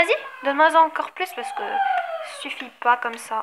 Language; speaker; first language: French; native; French